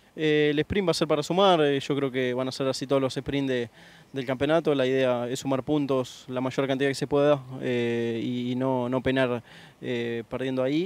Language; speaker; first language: Spanish; native; Spanish